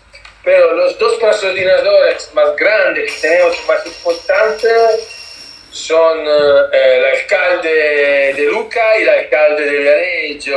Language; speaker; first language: Spanish; non-native, learner; Italian